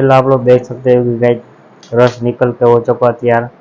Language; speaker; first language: Hindi; non-native, local second language; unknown